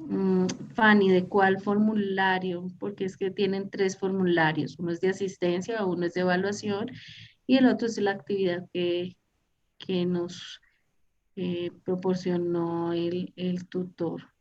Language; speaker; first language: Spanish; native; Spanish